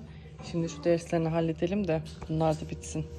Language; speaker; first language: Turkish; native; Turkish